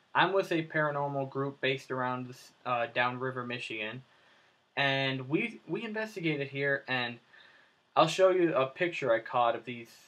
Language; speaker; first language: English; native; English